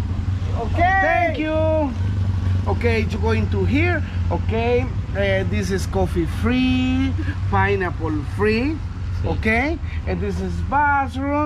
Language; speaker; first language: English; non-native, learner; Spanish